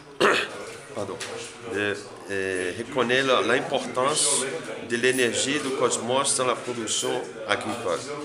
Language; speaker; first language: French; non-native, learner; Portuguese